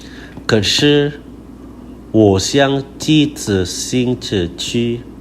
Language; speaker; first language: Chinese; non-native, fluent; Indonesian